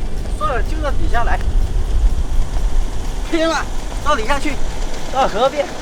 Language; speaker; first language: Chinese; native; Chinese